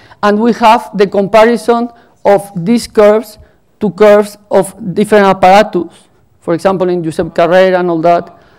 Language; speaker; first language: English; non-native, fluent; Spanish